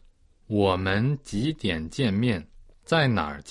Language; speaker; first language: Chinese; non-native, learner; Portuguese